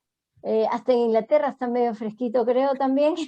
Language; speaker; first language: Spanish; native; Spanish